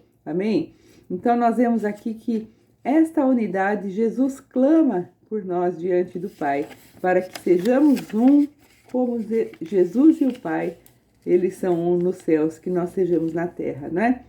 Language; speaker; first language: Portuguese; native; Portuguese